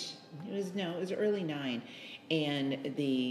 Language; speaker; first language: English; native; English